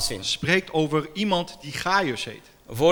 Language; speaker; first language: Dutch; non-native, fluent; Armenian